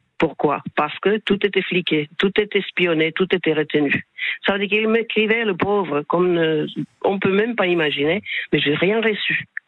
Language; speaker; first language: French; non-native, fluent; Slovak